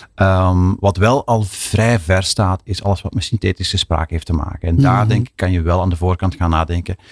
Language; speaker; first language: Dutch; native; Dutch